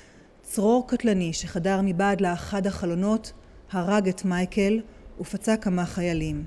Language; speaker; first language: Hebrew; native; Hebrew